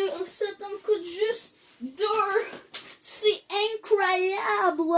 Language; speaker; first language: French; native; French